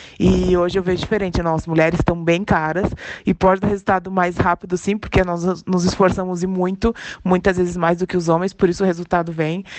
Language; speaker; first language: Portuguese; native; Portuguese